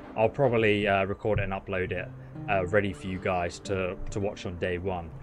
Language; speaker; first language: English; native; English